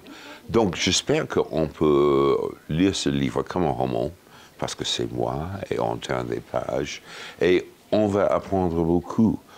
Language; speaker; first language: French; non-native, fluent; English